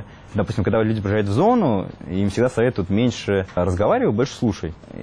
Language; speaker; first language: Russian; native; Russian